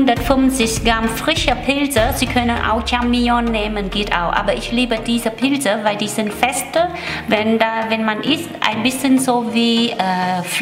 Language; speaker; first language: German; non-native, learner; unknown